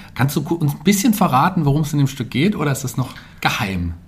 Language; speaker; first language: German; native; German